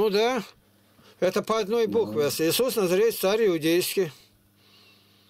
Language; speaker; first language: Russian; native; Russian